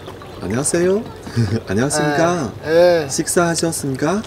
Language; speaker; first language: Korean; non-native, learner; Chinese